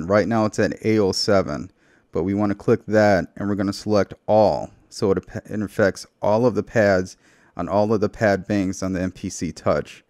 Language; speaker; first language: English; native; English